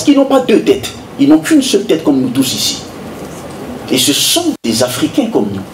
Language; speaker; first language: French; non-native, local second language; Sango